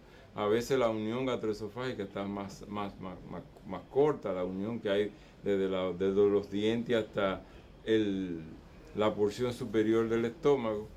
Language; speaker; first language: Spanish; native; Spanish